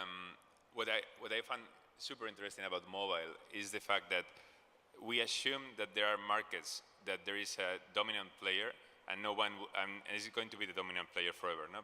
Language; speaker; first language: English; non-native, fluent; Spanish